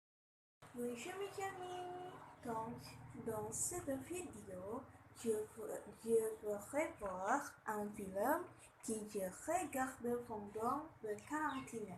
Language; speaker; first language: French; non-native, learner; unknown